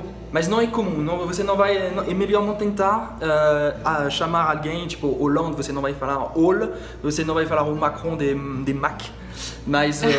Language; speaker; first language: Portuguese; non-native, fluent; French